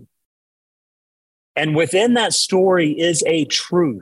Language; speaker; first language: English; native; English